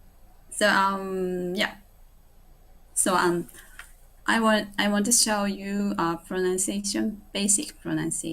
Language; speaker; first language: English; non-native, learner; Japanese